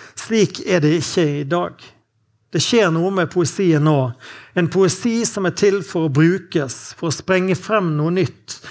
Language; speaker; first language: Norwegian; native; Norwegian